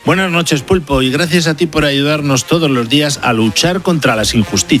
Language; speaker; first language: Spanish; native; Spanish